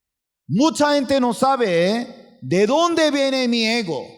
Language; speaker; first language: Spanish; non-native, fluent; Korean